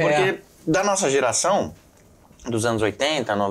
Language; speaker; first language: Portuguese; native; Portuguese